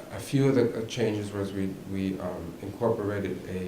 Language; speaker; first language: English; native; English